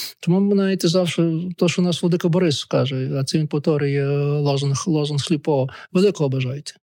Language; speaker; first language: Ukrainian; native; Ukrainian